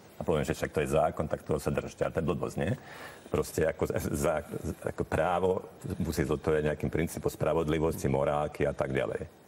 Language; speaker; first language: Slovak; non-native, local second language; Hungarian